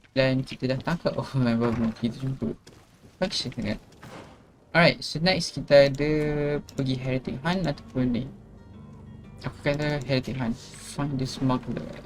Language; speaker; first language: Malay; native; Malay